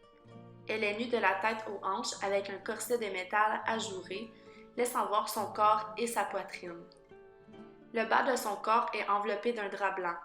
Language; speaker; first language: French; native; French